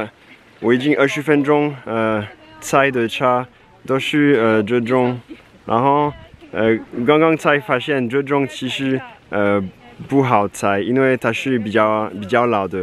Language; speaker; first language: Chinese; non-native, fluent; French